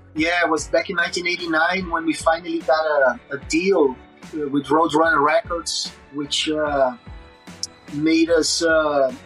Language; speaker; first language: English; non-native, fluent; Portuguese